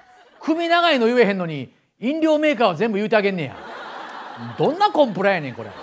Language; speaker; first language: Japanese; native; Japanese